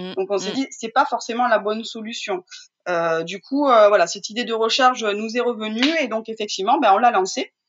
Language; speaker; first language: French; native; French